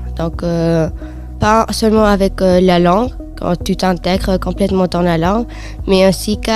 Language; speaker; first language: French; non-native, fluent; Spanish